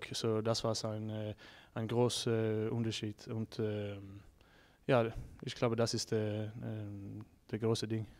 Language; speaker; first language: German; non-native, learner; Swedish